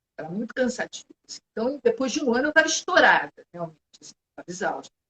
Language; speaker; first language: Portuguese; native; Portuguese